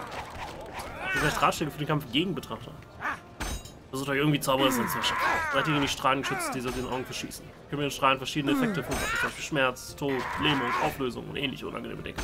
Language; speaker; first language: German; native; German